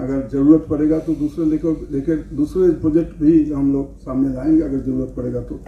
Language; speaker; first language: Hindi; non-native, local second language; Bangla